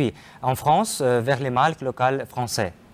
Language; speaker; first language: French; non-native, fluent; Ukrainian